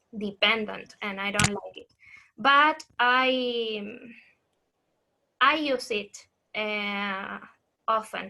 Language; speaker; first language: English; non-native, fluent; Spanish